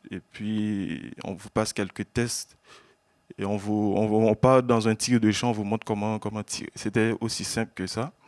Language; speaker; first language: French; non-native, local second language; Haitian Creole